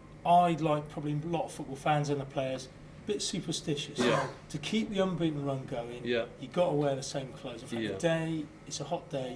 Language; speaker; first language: English; native; English